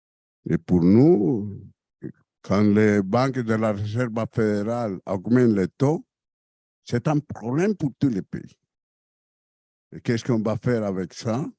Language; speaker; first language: French; non-native, fluent; Spanish